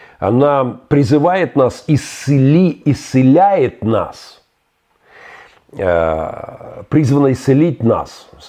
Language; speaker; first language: Russian; native; Russian